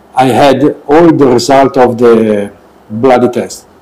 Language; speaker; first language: English; non-native, learner; Italian